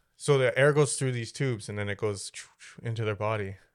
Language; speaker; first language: English; native; English